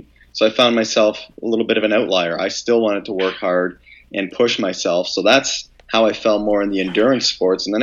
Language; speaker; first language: English; native; English